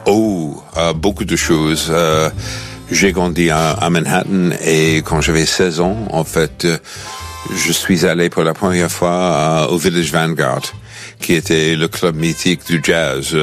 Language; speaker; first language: French; non-native, fluent; English